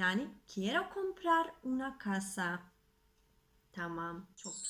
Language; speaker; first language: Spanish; non-native, fluent; Turkish